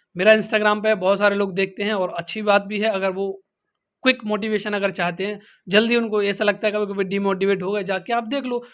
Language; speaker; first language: Hindi; native; Hindi